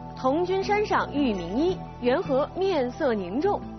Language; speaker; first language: Chinese; native; Chinese